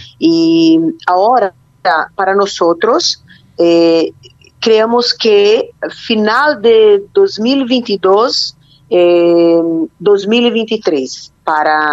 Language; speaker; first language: Spanish; non-native, learner; Portuguese